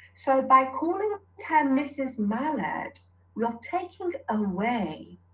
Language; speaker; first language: English; non-native, fluent; Persian